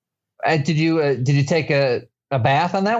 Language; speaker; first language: English; native; English